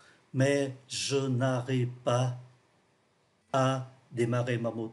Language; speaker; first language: French; non-native, fluent; Vietnamese